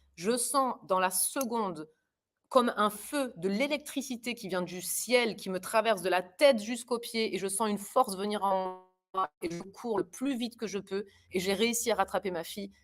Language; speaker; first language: French; early bilingual, other home language; German